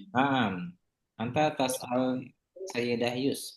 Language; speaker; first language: Arabic; non-native, fluent; Indonesian